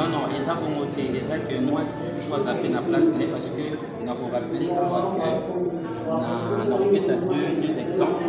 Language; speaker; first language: French; non-native, local second language; Lingala